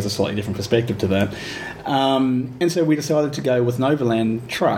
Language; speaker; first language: English; native; English